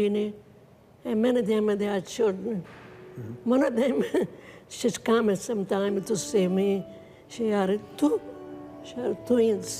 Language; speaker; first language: English; non-native, learner; Italian